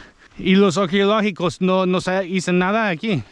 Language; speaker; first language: Spanish; non-native, learner; English